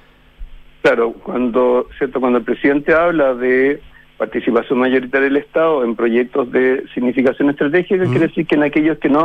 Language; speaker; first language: Spanish; native; Spanish